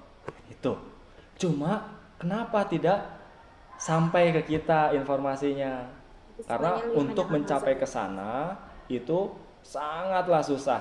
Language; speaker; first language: Indonesian; native; Indonesian